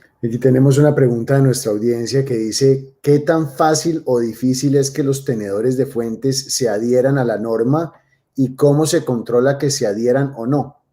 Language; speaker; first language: Spanish; native; Spanish